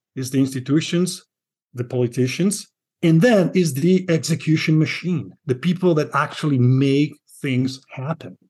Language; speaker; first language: English; non-native, fluent; Italian